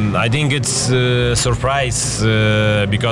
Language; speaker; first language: English; non-native, learner; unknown